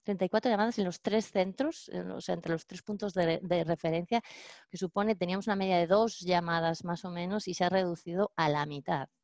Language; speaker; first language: Spanish; native; Spanish